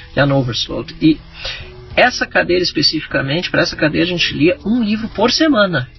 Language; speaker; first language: Portuguese; native; Portuguese